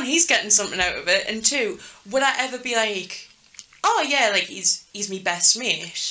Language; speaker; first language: English; native; English